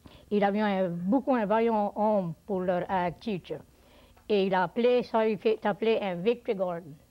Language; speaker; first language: French; early bilingual, heritage; French